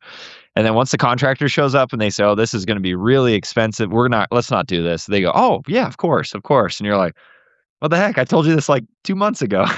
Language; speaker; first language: English; native; English